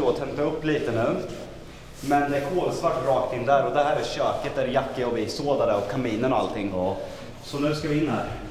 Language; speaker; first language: Swedish; native; Swedish